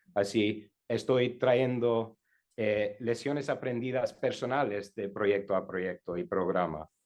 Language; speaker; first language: Spanish; non-native, learner; English